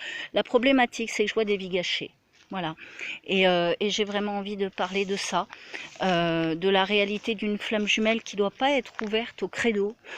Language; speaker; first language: French; native; French